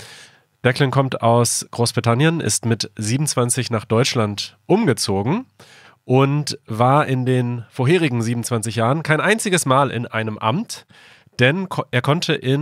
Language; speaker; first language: German; native; German